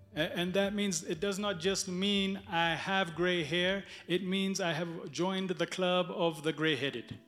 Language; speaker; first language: English; early bilingual, other home language; Amharic